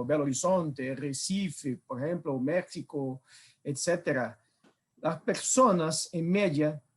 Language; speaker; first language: Spanish; non-native, fluent; Portuguese